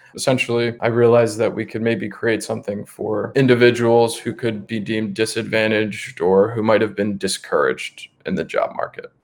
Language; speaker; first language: English; native; English